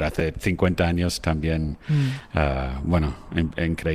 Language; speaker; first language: Spanish; non-native, fluent; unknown